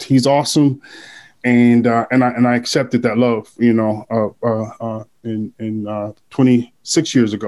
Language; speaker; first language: English; native; English